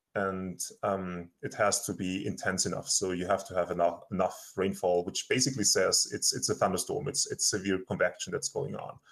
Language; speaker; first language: English; non-native, fluent; German